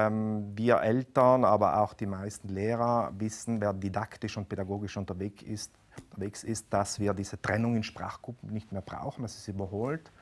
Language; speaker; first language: German; native; German